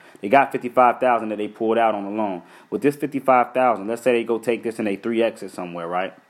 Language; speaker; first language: English; native; English